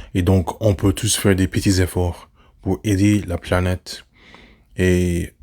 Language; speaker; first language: French; non-native, learner; English